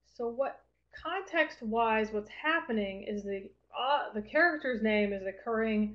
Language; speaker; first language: English; native; English